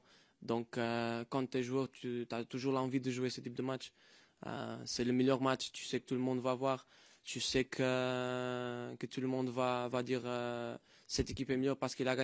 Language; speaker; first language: French; non-native, fluent; Portuguese